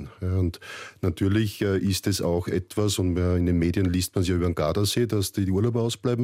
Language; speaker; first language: German; native; German